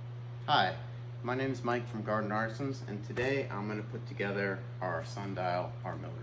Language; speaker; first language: English; native; English